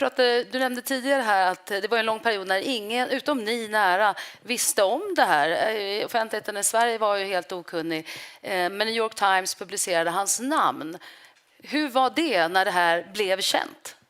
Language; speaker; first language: Swedish; native; Swedish